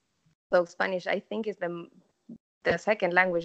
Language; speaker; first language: English; non-native, fluent; Spanish